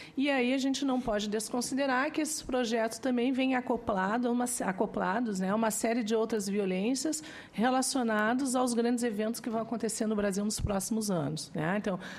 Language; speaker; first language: Portuguese; native; Portuguese